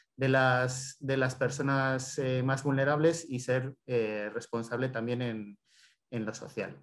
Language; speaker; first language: Spanish; native; Spanish